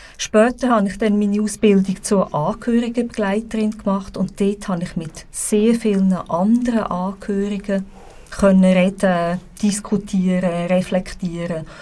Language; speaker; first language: German; native; German